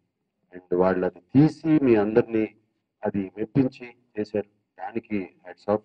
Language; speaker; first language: Telugu; native; Telugu